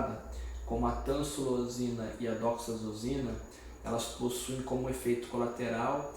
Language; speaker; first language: Portuguese; native; Portuguese